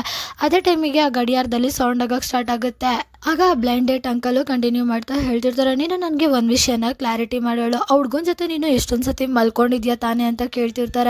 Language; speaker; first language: Kannada; native; Kannada